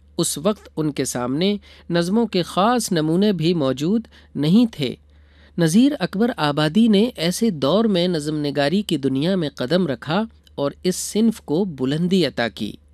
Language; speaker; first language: Urdu; native; Urdu